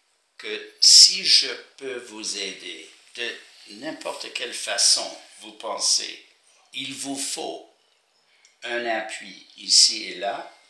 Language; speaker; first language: French; non-native, fluent; English